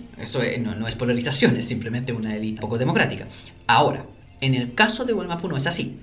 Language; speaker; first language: Spanish; non-native, fluent; English